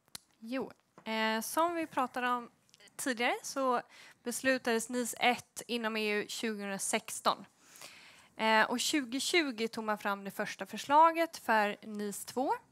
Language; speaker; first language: Swedish; native; Swedish